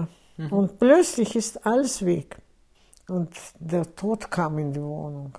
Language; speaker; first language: German; non-native, fluent; Russian